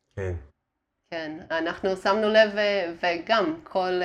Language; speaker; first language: Hebrew; non-native, fluent; Italian